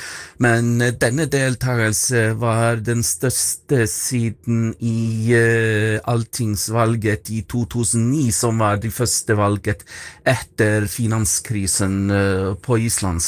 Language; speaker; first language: Swedish; non-native, fluent; Icelandic